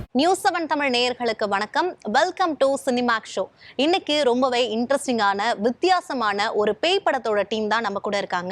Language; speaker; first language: Tamil; native; Tamil